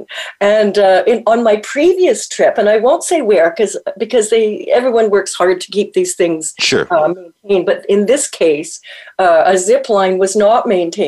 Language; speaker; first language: English; native; English